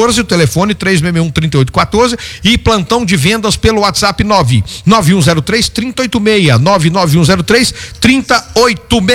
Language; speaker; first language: Portuguese; native; Portuguese